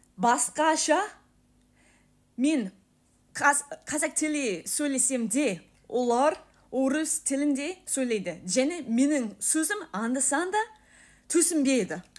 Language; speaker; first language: Kazakh; non-native, learner; English